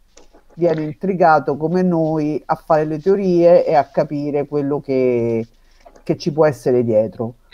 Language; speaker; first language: Italian; native; Italian